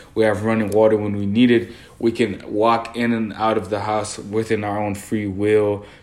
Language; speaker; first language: English; early bilingual, other home language; Haitian Creole